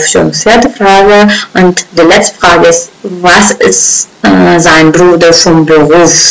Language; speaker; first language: German; non-native, fluent; Uzbek